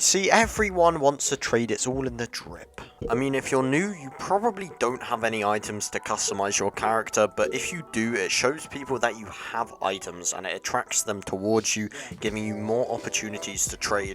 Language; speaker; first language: English; native; English